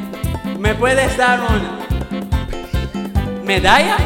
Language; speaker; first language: Spanish; non-native, learner; English